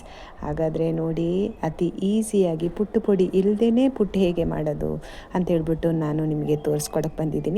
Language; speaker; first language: Kannada; native; Kannada